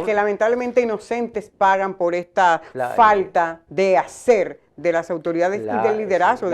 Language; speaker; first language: Spanish; native; Spanish